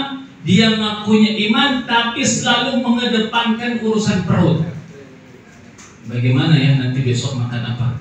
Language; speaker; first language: Indonesian; native; Indonesian